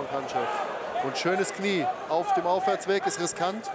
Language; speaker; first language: German; native; German